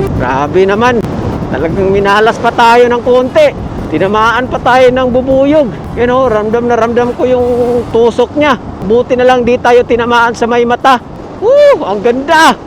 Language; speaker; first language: Filipino; non-native, local second language; Cebuano